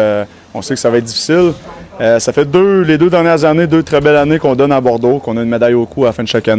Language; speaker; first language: French; native; French